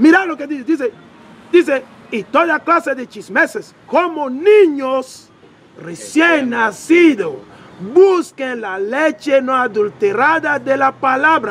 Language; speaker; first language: Spanish; non-native, learner; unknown